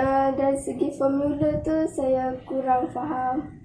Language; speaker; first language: Malay; native; Malay